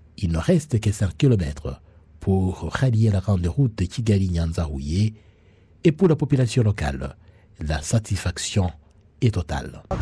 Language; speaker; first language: French; non-native, local second language; Kinyarwanda